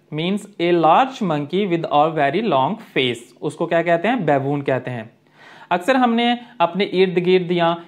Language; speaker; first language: Hindi; native; Hindi